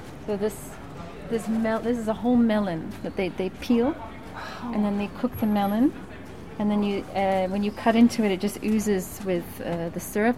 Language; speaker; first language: English; native; English